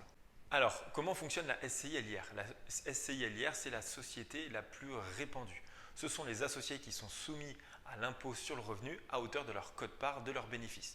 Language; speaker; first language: French; native; French